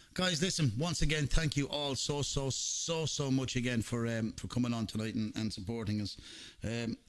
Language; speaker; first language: English; native; English